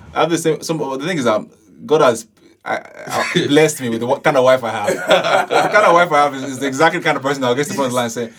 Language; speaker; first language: English; non-native, local second language; Yoruba